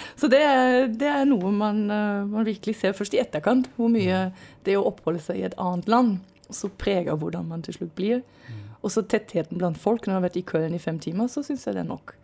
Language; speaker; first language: Norwegian; non-native, fluent; German